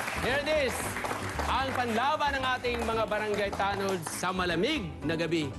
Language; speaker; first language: Filipino; native; Filipino